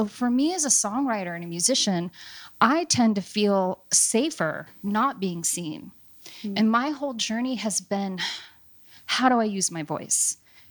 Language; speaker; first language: English; native; English